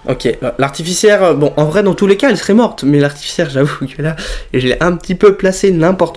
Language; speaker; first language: French; native; French